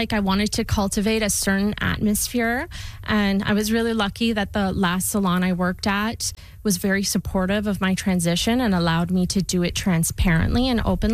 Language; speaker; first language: English; native; English